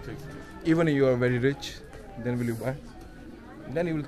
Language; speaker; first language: English; non-native, local second language; Hindi